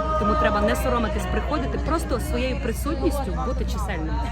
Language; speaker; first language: Ukrainian; native; Ukrainian